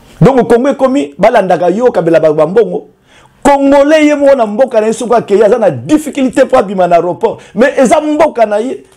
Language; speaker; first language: Lingala; native; Lingala